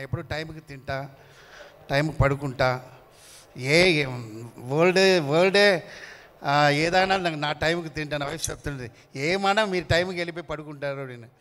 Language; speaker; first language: Telugu; non-native, learner; Kannada